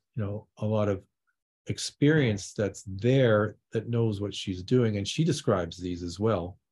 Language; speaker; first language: English; native; English